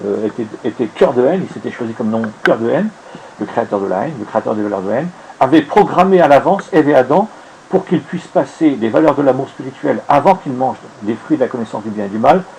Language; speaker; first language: French; native; French